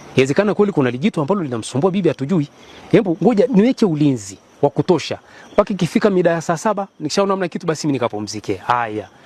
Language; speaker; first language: Swahili; native; Swahili